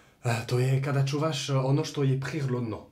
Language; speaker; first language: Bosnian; non-native, learner; French